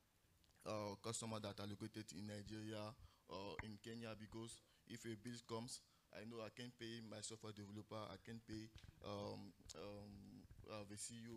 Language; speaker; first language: English; non-native, local second language; French